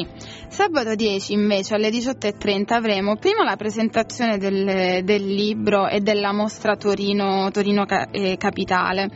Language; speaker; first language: Italian; native; Italian